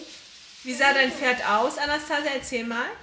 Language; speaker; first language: German; native; German